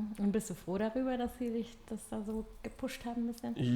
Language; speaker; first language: German; native; German